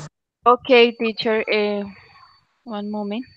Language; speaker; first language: English; non-native, learner; Spanish